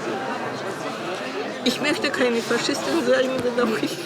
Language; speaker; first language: German; non-native, fluent; Russian